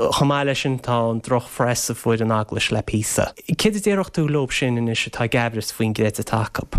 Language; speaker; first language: Irish; native; Irish